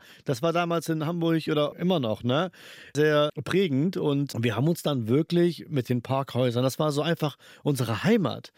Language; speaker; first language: German; early bilingual, other home language; Urdu